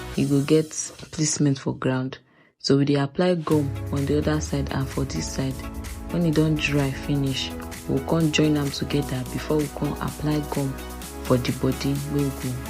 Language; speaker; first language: Nigerian Pidgin; native; Nigerian Pidgin